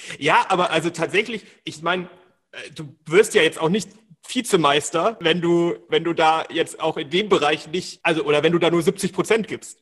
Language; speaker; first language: German; native; German